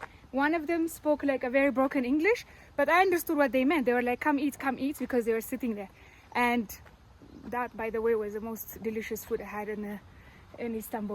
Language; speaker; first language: English; non-native, local second language; Amharic